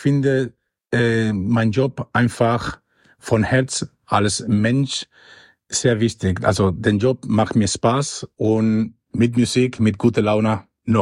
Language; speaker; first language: German; non-native, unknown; Spanish